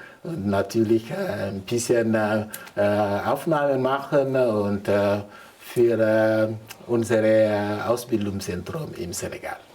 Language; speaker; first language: German; non-native, learner; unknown